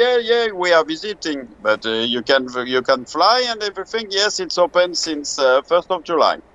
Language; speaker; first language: English; non-native, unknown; French